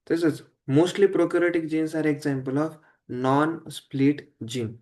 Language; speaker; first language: Hindi; non-native, local second language; Marathi